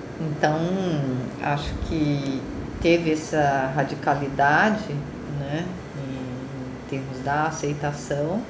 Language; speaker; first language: Portuguese; native; Portuguese